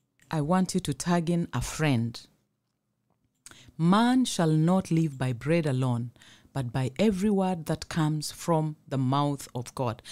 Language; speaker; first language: English; non-native, local second language; Swahili